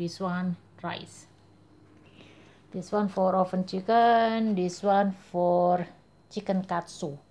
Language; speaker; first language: English; non-native, learner; Indonesian